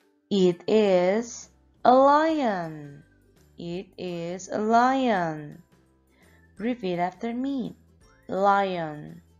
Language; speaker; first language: English; non-native, fluent; Spanish